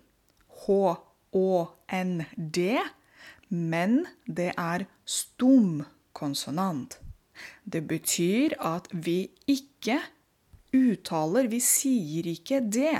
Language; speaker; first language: Norwegian; non-native, fluent; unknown